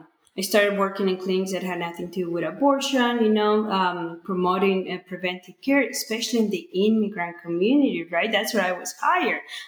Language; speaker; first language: English; non-native, fluent; Spanish